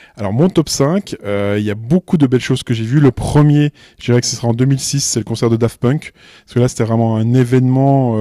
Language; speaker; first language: French; native; French